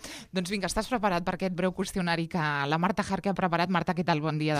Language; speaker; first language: Catalan; native; Catalan